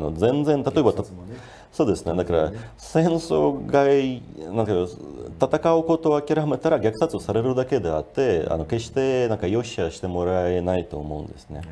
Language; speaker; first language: Japanese; non-native, fluent; Ukrainian